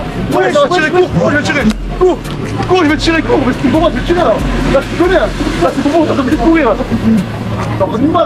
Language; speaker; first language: French; native; French